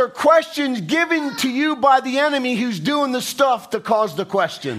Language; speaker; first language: English; native; English